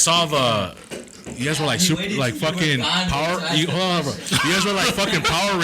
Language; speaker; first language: English; early bilingual, other home language; Spanish